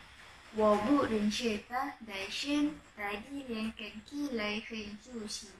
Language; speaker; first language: Chinese; non-native, learner; Malay